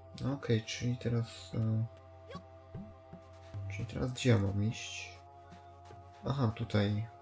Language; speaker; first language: Polish; native; Polish